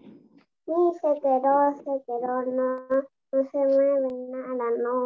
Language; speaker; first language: Spanish; native; Spanish